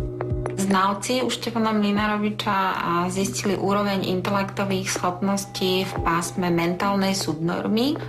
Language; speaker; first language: Slovak; native; Slovak